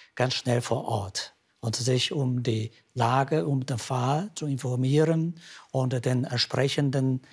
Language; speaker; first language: German; non-native, fluent; Chinese